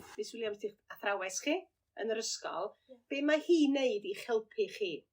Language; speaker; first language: Welsh; native; Welsh